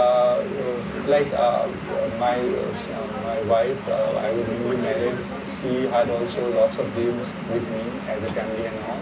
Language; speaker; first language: English; non-native, local second language; Assamese